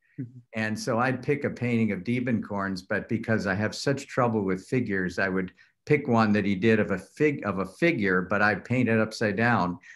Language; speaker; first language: English; native; English